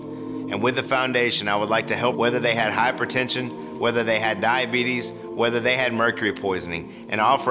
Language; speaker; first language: English; native; English